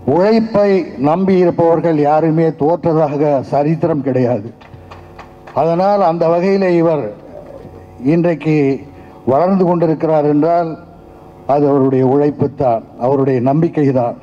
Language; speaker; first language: Tamil; native; Tamil